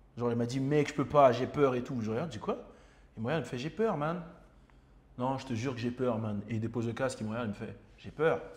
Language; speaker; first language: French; native; French